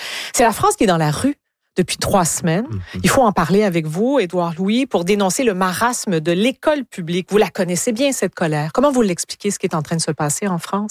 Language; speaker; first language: French; native; French